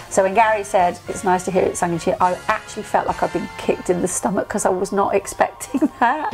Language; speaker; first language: English; native; English